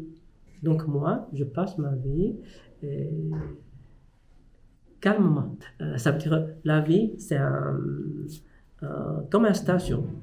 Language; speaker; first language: French; non-native, fluent; Chinese